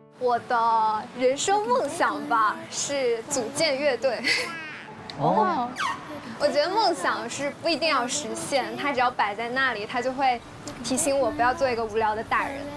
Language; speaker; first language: Chinese; native; Chinese